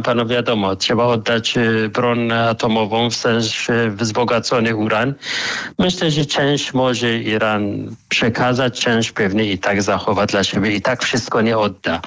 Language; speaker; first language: Polish; non-native, fluent; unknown